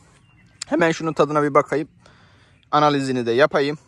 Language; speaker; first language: Turkish; native; Turkish